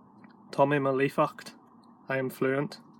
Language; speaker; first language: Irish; non-native, learner; English